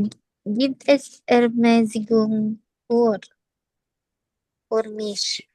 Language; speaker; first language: German; non-native, learner; Filipino